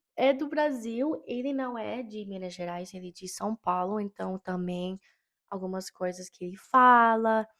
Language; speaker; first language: Portuguese; non-native, fluent; English